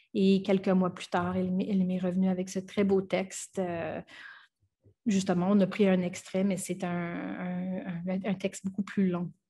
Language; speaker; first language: French; non-native, local second language; English